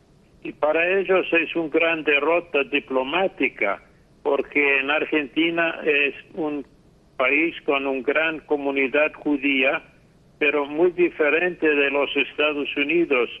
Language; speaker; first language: Spanish; non-native, fluent; English